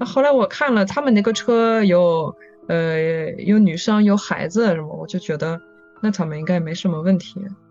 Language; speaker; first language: Chinese; non-native, fluent; French